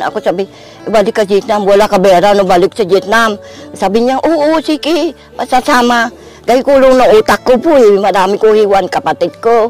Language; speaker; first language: Filipino; non-native, learner; Vietnamese